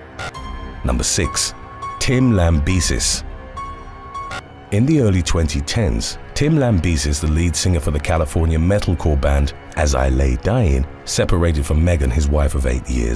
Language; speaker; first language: English; native; English